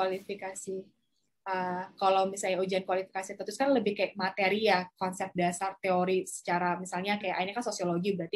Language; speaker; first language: Indonesian; native; Indonesian